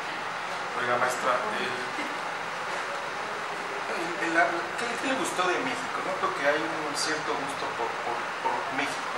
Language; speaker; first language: Spanish; native; Spanish